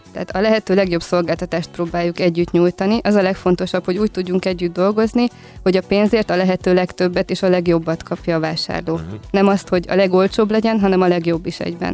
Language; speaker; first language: Hungarian; native; Hungarian